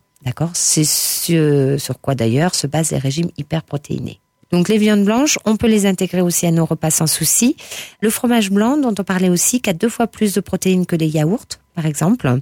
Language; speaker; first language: French; native; French